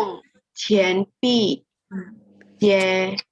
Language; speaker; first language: Chinese; non-native, learner; Indonesian